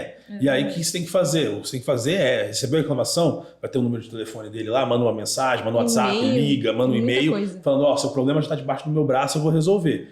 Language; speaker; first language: Portuguese; native; Portuguese